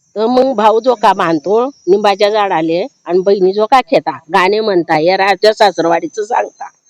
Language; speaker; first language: Marathi; native; Marathi